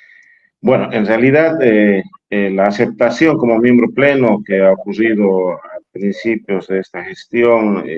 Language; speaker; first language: Spanish; native; Spanish